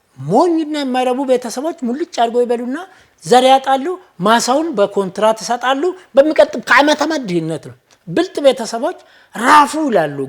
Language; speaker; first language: Amharic; non-native, local second language; Oromo